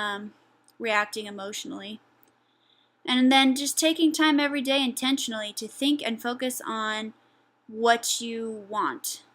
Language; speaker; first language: English; native; English